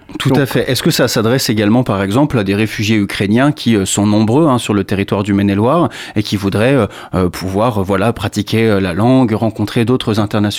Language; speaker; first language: French; native; French